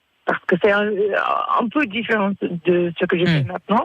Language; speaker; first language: French; non-native, fluent; English